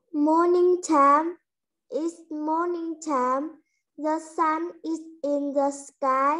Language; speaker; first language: English; non-native, learner; Vietnamese